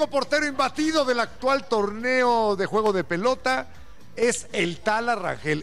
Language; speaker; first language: Spanish; native; Spanish